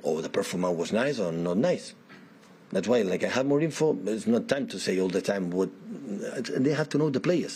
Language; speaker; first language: English; non-native, fluent; Spanish